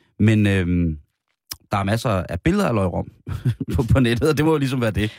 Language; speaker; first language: Danish; native; Danish